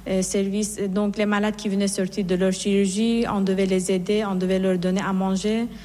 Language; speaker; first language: French; non-native, fluent; Persian